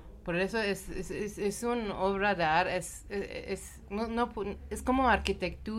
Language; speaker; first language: Spanish; non-native, learner; Persian